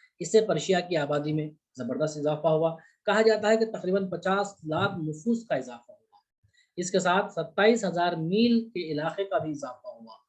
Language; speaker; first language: Urdu; native; Urdu